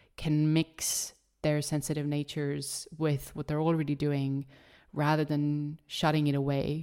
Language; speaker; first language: English; non-native, fluent; Estonian